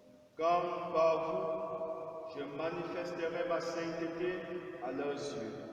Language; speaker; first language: French; native; French